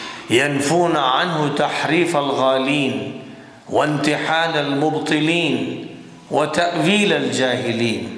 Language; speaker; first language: Arabic; non-native, fluent; Urdu